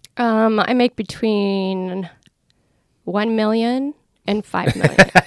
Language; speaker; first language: English; native; English